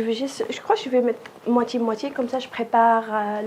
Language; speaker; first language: French; non-native, local second language; Arabic